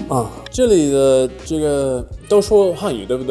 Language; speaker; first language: Chinese; non-native, fluent; English